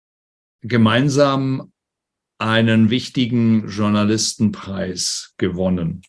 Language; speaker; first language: German; native; German